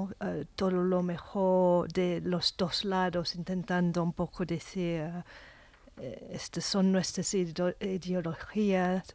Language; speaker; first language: Spanish; non-native, fluent; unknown